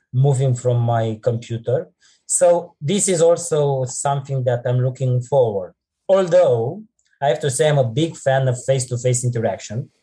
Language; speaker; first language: English; non-native, fluent; Romanian